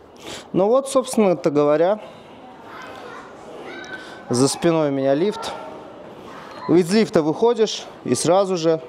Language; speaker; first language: Russian; native; Russian